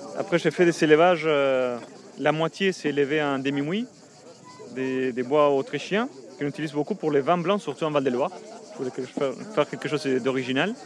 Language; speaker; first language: French; non-native, fluent; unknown